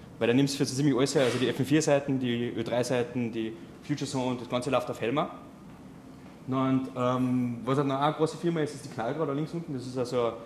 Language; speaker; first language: German; native; German